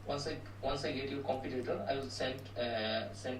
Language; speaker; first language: English; non-native, learner; Bangla